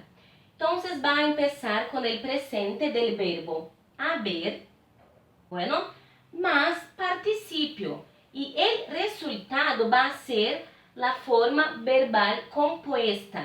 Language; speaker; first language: Spanish; non-native, fluent; Portuguese